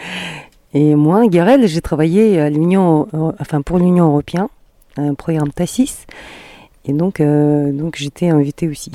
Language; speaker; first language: French; non-native, fluent; Mongolian